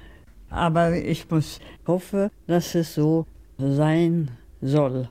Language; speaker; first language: German; non-native, fluent; Swedish